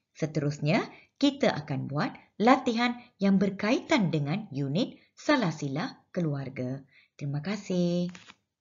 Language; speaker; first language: Malay; non-native, local second language; Tamil